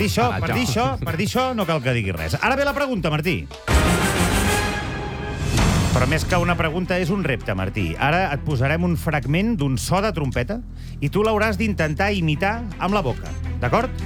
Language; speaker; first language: Catalan; native; Catalan